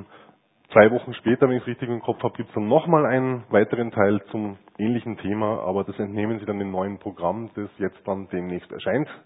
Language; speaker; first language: German; native; German